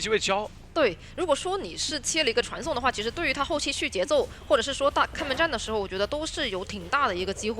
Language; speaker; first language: Chinese; native; Chinese